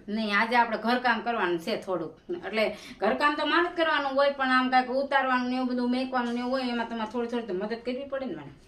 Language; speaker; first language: Gujarati; native; Gujarati